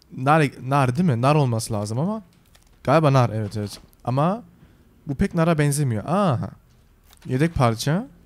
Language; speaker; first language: Turkish; early bilingual, heritage; Turkish